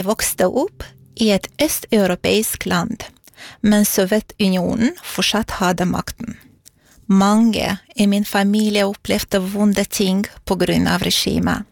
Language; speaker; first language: Norwegian; non-native, fluent; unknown